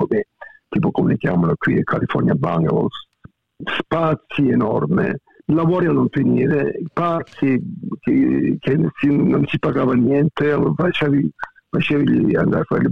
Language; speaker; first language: Italian; native; Italian